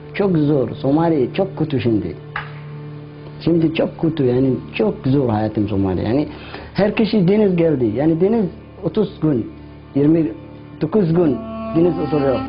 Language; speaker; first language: Turkish; non-native, learner; Somali